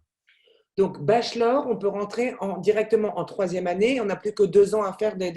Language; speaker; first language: French; native; French